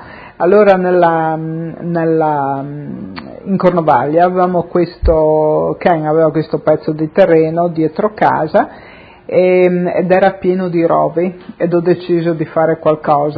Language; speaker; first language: Italian; native; Italian